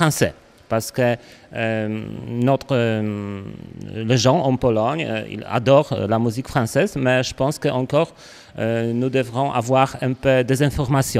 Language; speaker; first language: French; non-native, learner; Polish